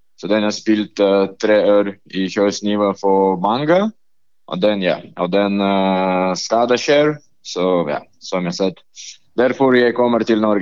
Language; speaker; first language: Norwegian; non-native, learner; Lithuanian